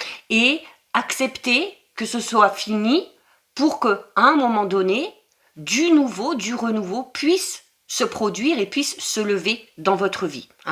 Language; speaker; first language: French; native; French